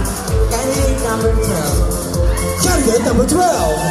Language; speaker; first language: English; non-native, local second language; Filipino